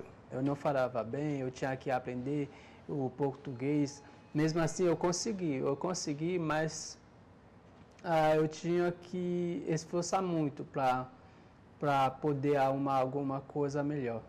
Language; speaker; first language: Portuguese; non-native, learner; Haitian Creole